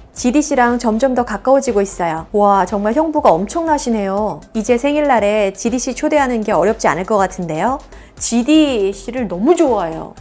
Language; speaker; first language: Korean; native; Korean